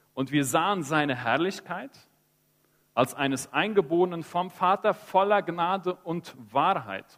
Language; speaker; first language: German; early bilingual, heritage; Spanish